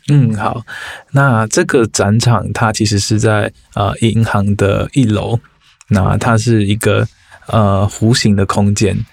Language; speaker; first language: Chinese; native; Chinese